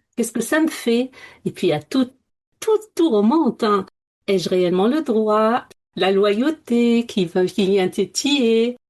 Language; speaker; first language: French; non-native, local second language; Arabic